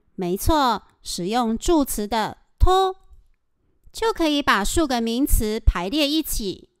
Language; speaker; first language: Chinese; non-native, fluent; Japanese